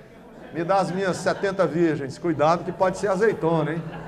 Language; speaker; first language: Portuguese; native; Portuguese